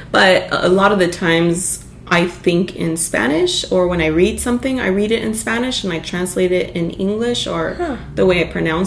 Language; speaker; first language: English; early bilingual, other home language; Spanish